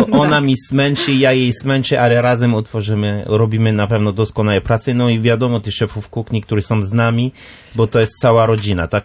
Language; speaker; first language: Polish; non-native, learner; French